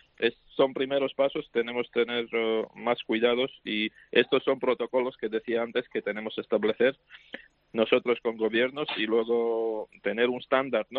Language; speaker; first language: Spanish; non-native, fluent; Georgian